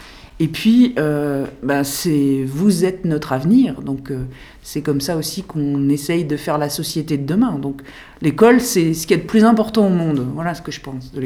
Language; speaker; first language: French; native; French